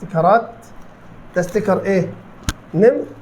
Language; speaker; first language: Arabic; native; Arabic